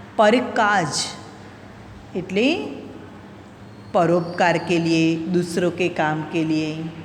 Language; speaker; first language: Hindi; non-native, local second language; Gujarati